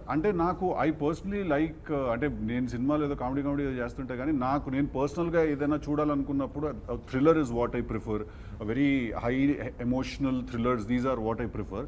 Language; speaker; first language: Telugu; native; Telugu